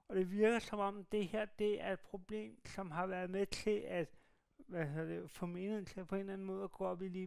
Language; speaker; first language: Danish; native; Danish